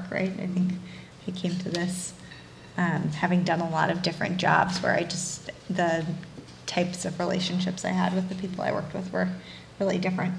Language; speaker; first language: English; early bilingual, other home language; Persian